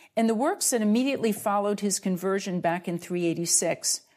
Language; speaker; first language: English; native; English